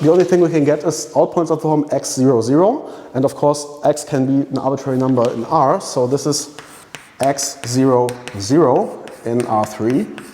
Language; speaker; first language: English; non-native, fluent; German